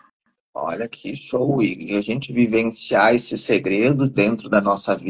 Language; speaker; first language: Portuguese; native; Portuguese